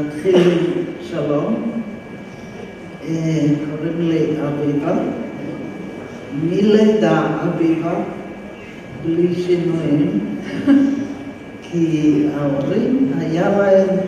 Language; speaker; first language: Hebrew; non-native, fluent; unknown